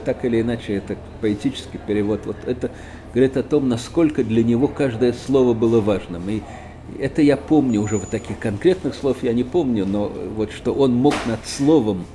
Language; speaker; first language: Russian; native; Russian